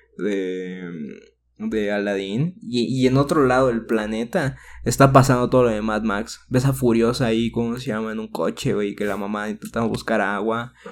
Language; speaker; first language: Spanish; native; Spanish